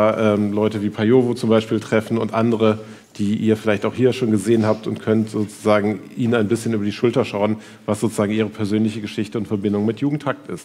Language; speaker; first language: German; native; German